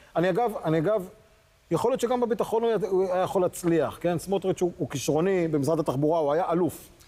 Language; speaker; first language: Hebrew; native; Hebrew